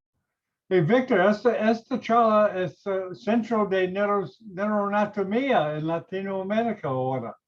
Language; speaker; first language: Spanish; non-native, learner; English